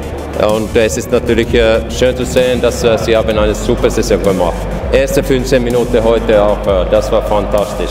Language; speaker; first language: German; non-native, fluent; Finnish